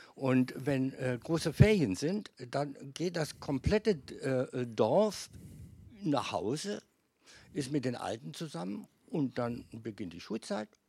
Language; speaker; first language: German; non-native, fluent; Bosnian